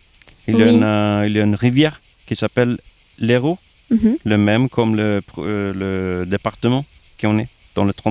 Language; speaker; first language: French; non-native, fluent; Swedish